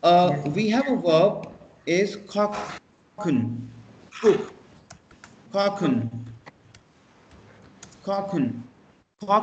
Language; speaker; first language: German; non-native, fluent; Hindi